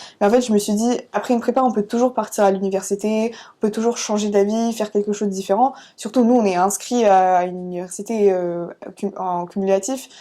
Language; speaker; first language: French; early bilingual, other home language; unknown